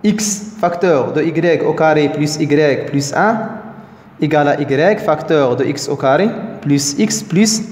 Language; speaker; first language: French; non-native, local second language; Arabic